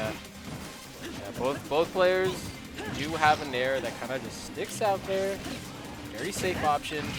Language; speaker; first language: English; native; English